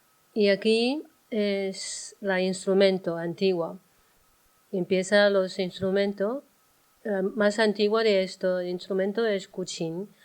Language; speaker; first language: Spanish; non-native, learner; Chinese